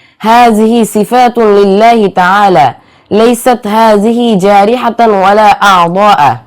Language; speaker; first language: Arabic; non-native, learner; Bangla